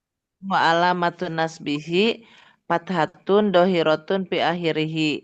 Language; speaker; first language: Arabic; non-native, learner; Indonesian